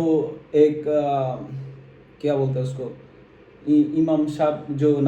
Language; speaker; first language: Hindi; non-native, fluent; Bangla